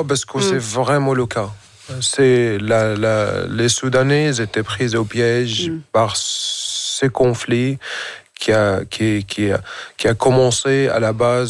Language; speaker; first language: French; non-native, fluent; Arabic